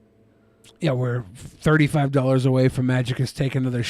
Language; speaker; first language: English; native; English